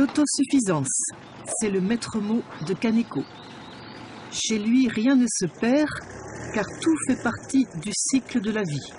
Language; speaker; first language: French; native; French